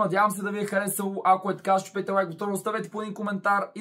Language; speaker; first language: Bulgarian; native; Bulgarian